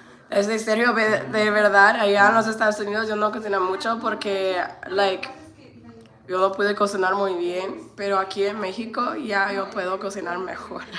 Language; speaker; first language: Spanish; non-native, learner; English